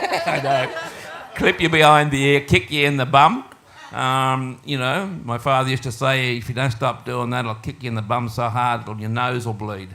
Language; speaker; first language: English; native; English